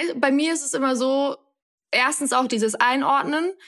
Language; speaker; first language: German; native; German